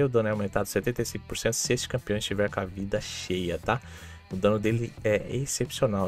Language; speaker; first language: Portuguese; native; Portuguese